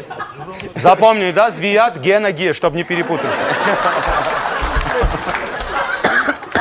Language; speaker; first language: Russian; non-native, local second language; Armenian